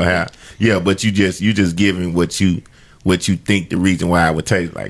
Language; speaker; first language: English; native; English